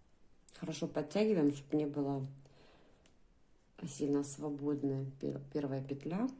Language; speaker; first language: Russian; native; Russian